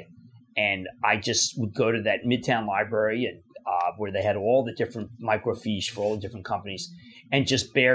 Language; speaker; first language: English; native; English